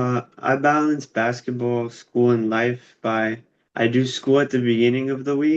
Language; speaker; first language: English; early bilingual, heritage; French